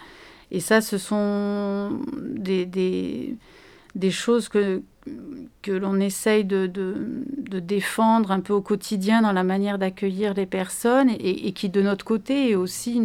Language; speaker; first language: French; native; French